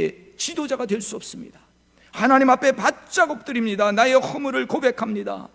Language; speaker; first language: Korean; native; Korean